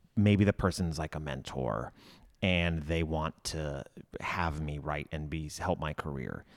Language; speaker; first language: English; native; English